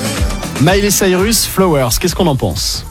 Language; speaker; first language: French; native; French